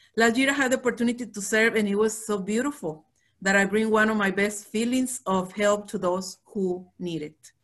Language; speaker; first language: English; non-native, fluent; Spanish